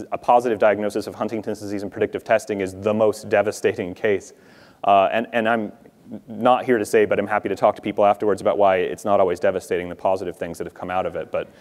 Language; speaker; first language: English; native; English